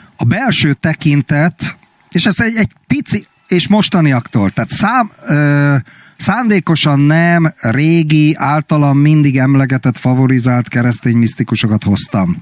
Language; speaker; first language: Hungarian; native; Hungarian